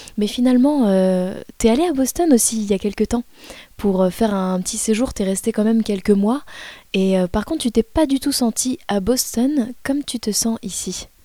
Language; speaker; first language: French; native; French